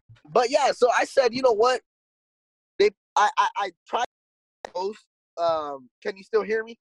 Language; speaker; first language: English; native; English